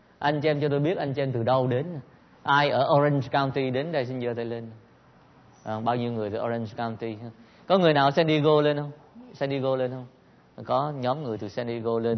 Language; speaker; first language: Vietnamese; native; Vietnamese